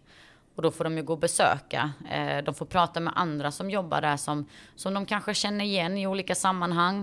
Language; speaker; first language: Swedish; early bilingual, other home language; Bosnian